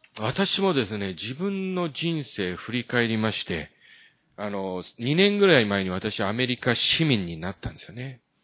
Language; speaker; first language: Japanese; early bilingual, other home language; Korean